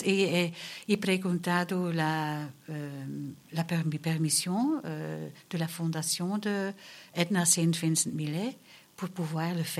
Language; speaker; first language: Spanish; non-native, learner; German